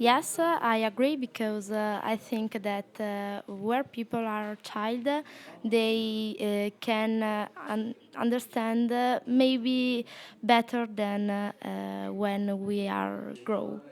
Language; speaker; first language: English; non-native, learner; Italian